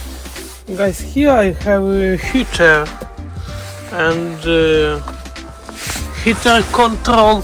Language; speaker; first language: English; non-native, learner; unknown